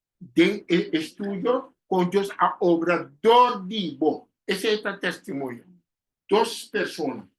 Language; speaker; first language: Portuguese; non-native, learner; Papiamento